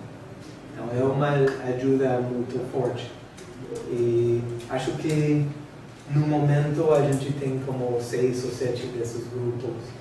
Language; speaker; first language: Portuguese; non-native, fluent; English